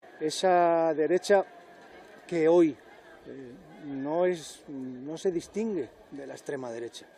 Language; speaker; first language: Spanish; native; Spanish